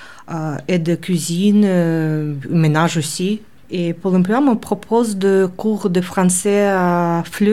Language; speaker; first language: French; non-native, learner; Ukrainian